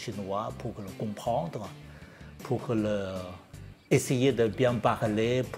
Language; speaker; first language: French; non-native, learner; Chinese